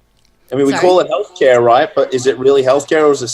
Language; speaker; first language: English; native; English